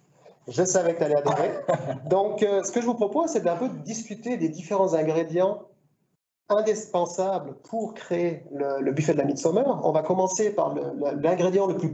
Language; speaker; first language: French; native; French